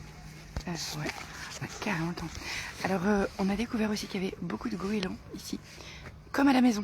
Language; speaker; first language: French; native; French